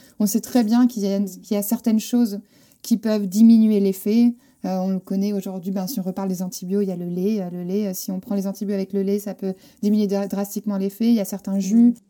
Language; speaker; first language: French; non-native, fluent; Spanish